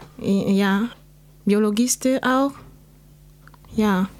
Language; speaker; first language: German; non-native, learner; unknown